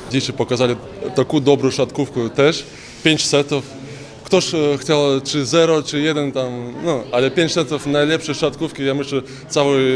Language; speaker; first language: Polish; non-native, learner; Ukrainian